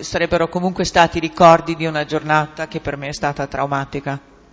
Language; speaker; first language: Italian; native; Italian